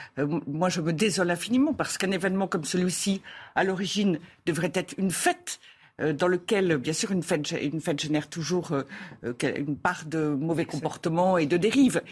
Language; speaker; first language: French; native; French